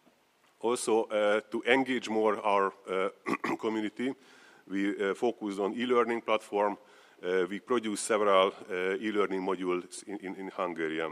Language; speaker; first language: English; non-native, fluent; Hungarian